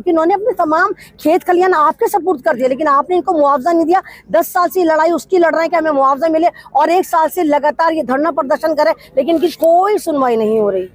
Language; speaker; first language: Hindi; native; Hindi